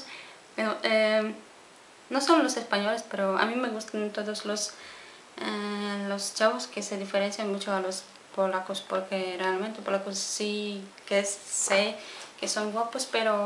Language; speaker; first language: Spanish; non-native, fluent; Polish